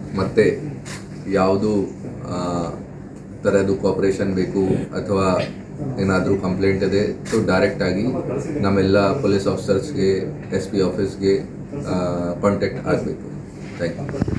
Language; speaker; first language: Kannada; non-native, local second language; Hindi